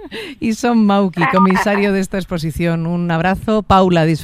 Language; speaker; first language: Spanish; native; Spanish